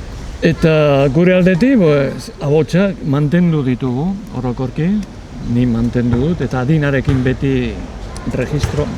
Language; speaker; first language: Basque; non-native, local second language; Spanish